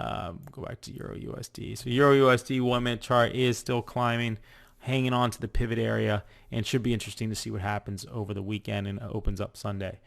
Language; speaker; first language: English; native; English